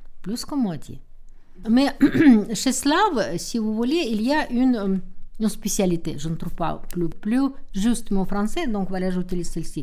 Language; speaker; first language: French; non-native, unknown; Russian